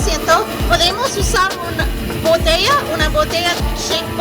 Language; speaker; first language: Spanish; non-native, learner; English